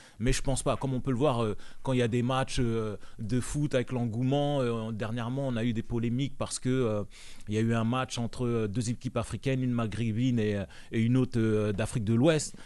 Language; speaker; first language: French; non-native, local second language; Bambara